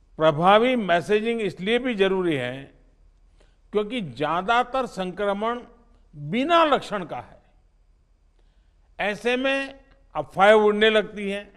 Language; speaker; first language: Hindi; non-native, local second language; Gujarati